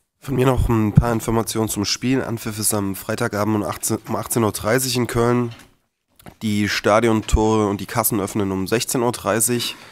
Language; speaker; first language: German; native; German